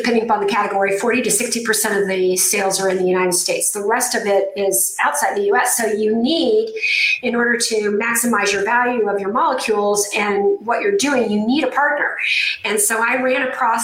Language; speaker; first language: English; native; English